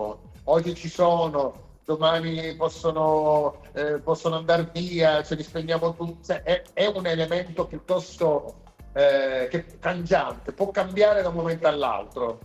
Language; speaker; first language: Italian; native; Italian